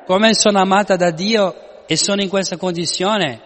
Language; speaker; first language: Italian; non-native, fluent; Portuguese